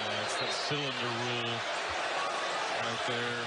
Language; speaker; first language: English; native; English